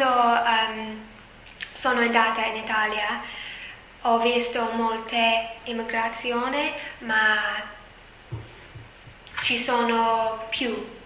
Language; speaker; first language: Italian; non-native, learner; English